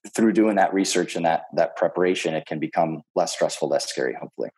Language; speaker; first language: English; native; English